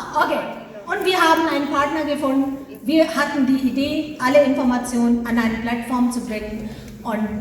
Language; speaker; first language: German; non-native, fluent; Hindi